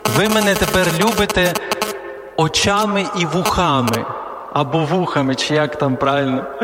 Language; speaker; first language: Ukrainian; non-native, local second language; Hungarian